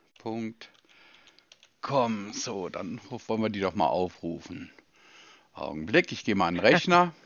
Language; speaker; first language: German; native; German